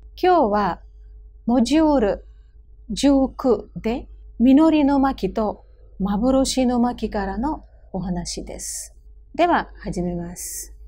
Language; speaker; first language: Japanese; non-native, fluent; Hindi